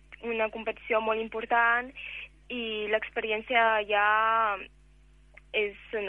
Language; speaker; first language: Catalan; early bilingual, heritage; Catalan